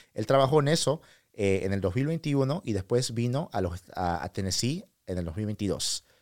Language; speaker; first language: Spanish; early bilingual, heritage; Spanish